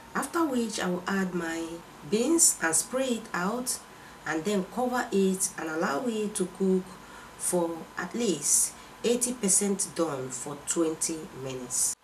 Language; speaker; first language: English; non-native, local second language; Igbo